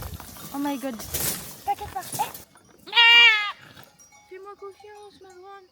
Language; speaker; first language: French; native; French